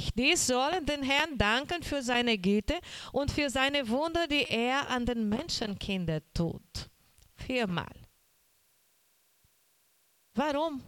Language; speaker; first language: German; non-native, learner; Portuguese